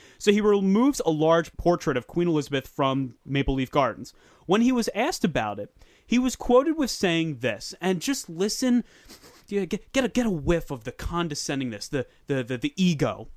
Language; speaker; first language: English; native; English